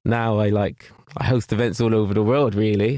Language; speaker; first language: English; native; English